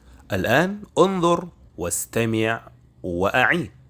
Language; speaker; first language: Arabic; non-native, fluent; Indonesian